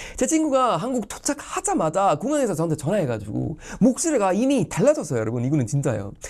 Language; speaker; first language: Korean; non-native, fluent; Swedish